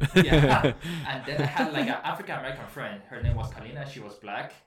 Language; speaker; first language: English; early bilingual, heritage; Spanish